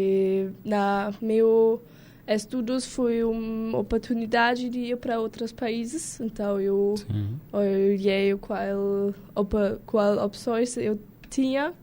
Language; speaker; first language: Portuguese; non-native, learner; German